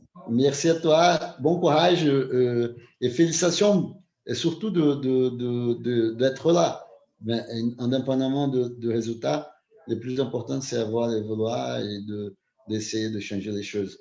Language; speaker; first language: French; non-native, fluent; Portuguese